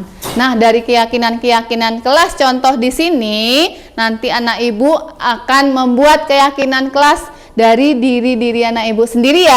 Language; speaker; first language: Indonesian; native; Indonesian